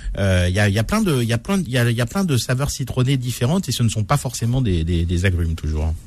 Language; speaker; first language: French; native; French